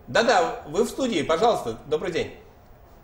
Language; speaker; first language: Russian; native; Russian